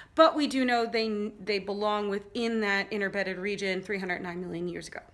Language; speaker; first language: English; native; English